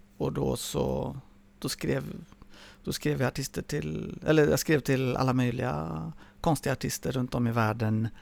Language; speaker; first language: Swedish; early bilingual, other home language; Spanish